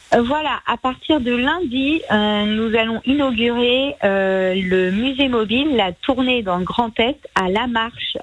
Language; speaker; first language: French; native; French